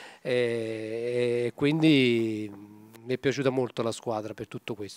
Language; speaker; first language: Italian; native; Italian